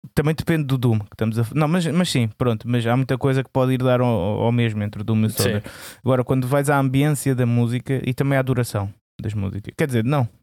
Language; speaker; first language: Portuguese; native; Portuguese